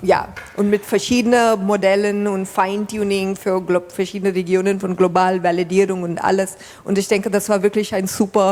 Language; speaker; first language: German; non-native, fluent; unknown